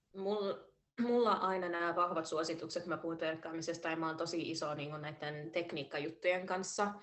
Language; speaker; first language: Finnish; early bilingual, heritage; Finnish